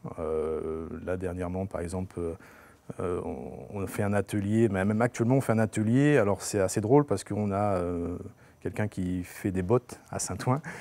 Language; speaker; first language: French; native; French